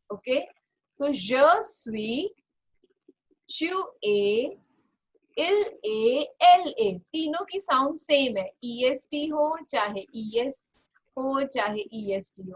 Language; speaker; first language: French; non-native, fluent; Hindi